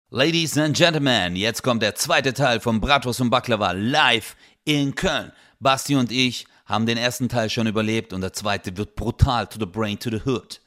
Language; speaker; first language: German; early bilingual, other home language; Turkish